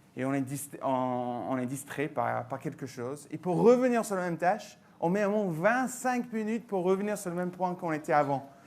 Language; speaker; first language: French; non-native, fluent; English